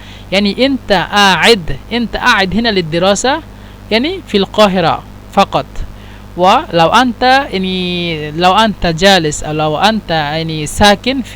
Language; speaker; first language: Arabic; non-native, fluent; Bangla